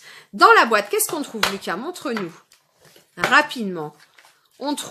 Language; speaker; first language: French; native; French